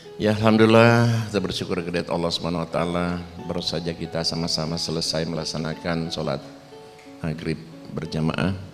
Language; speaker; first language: Indonesian; native; Indonesian